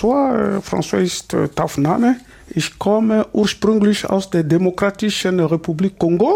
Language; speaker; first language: German; non-native, fluent; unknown